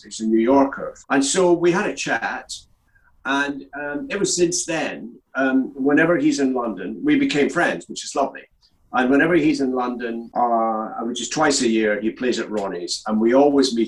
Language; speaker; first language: English; native; English